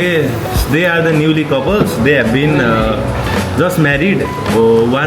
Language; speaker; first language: English; non-native, learner; Nepali